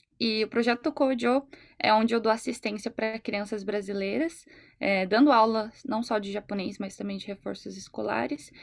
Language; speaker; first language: Portuguese; native; Portuguese